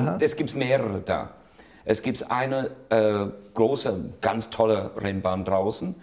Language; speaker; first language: German; non-native, fluent; English